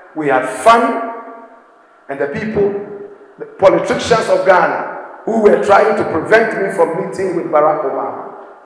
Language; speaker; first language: English; non-native, local second language; Akan